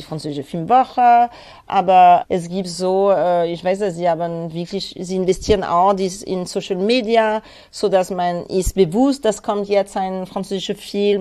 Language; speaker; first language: German; non-native, fluent; French